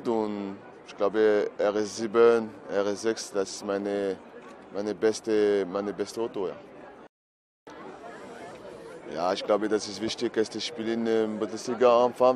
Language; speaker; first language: German; non-native, learner; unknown